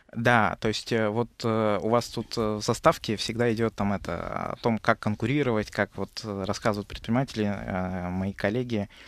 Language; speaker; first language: Russian; native; Russian